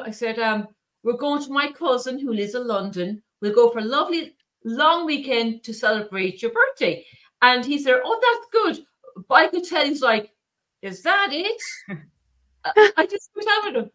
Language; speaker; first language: English; native; English